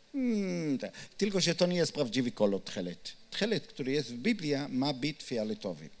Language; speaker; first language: Polish; non-native, learner; Hebrew